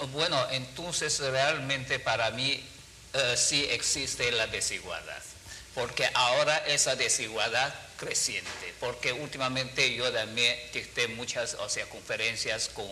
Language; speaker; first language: Spanish; non-native, fluent; Chinese